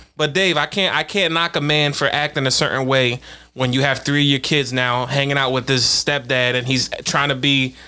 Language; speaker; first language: English; native; English